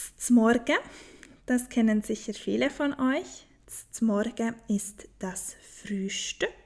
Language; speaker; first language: German; native; German